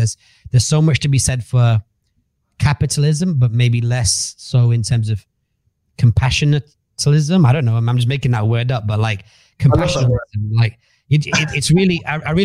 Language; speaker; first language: English; native; English